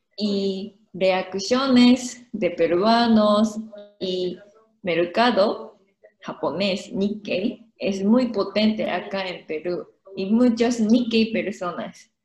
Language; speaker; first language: Spanish; non-native, learner; Japanese